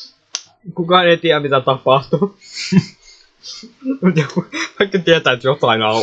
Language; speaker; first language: Finnish; native; Finnish